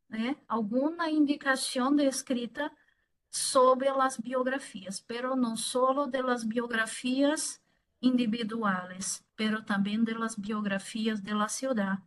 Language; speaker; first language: Spanish; non-native, fluent; Portuguese